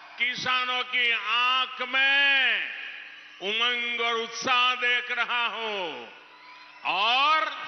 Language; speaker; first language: Hindi; non-native, local second language; Gujarati